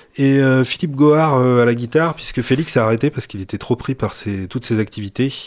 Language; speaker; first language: French; native; French